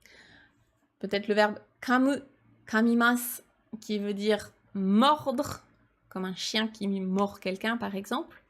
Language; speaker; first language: French; native; French